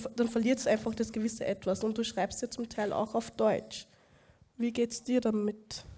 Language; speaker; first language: German; native; German